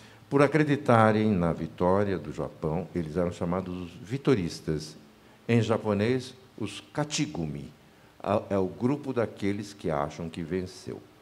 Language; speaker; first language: Portuguese; native; Portuguese